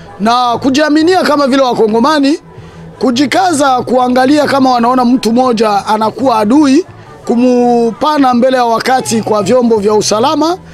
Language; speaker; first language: Swahili; native; Swahili